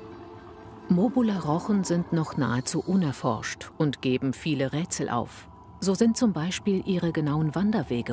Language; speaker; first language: German; native; German